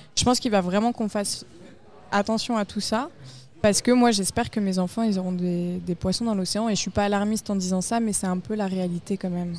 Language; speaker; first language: French; native; French